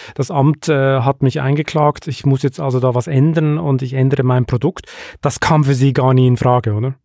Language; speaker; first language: German; native; German